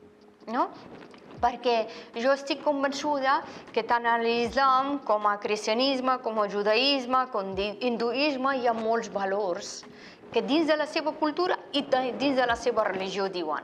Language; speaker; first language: Catalan; non-native, fluent; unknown